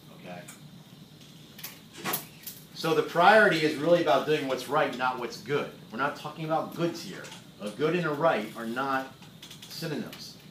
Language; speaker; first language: English; native; English